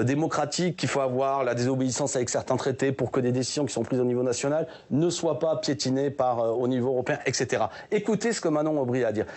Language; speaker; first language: French; native; French